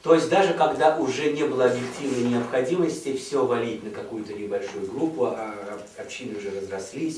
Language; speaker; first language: Russian; native; Russian